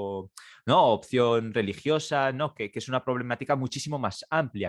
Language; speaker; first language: Spanish; native; Spanish